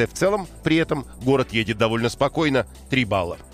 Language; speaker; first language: Russian; native; Russian